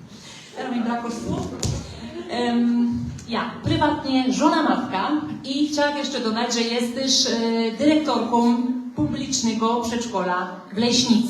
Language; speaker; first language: Polish; native; Polish